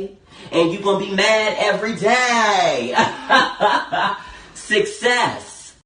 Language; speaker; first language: English; native; English